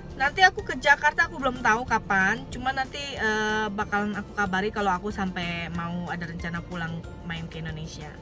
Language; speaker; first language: Indonesian; native; Indonesian